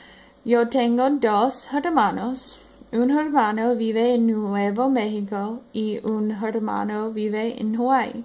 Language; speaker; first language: Spanish; non-native, learner; English